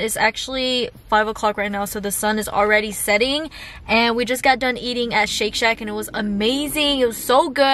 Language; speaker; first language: English; native; English